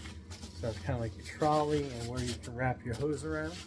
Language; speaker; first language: English; native; English